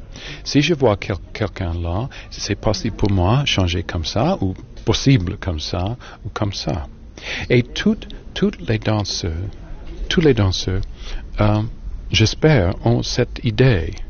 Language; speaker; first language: French; non-native, learner; English